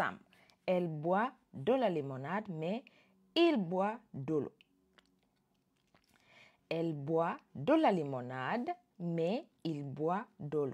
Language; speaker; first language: French; non-native, fluent; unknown